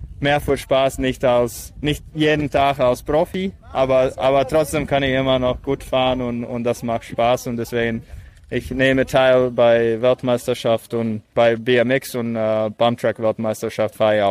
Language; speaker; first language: German; non-native, fluent; Latvian